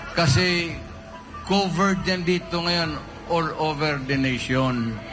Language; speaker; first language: Filipino; non-native, local second language; Cebuano